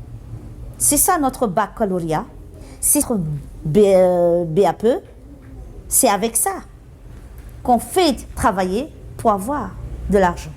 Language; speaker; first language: French; non-native, local second language; Malagasy